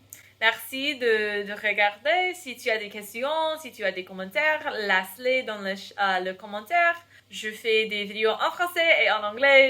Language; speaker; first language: French; non-native, fluent; English